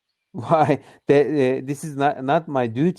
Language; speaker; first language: English; non-native, learner; Turkish